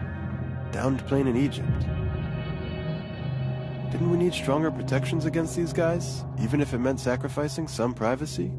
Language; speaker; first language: English; non-native, fluent; Hebrew